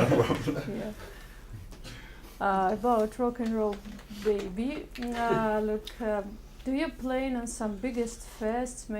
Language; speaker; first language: English; non-native, learner; Russian